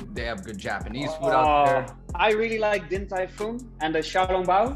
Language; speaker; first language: English; non-native, fluent; Dutch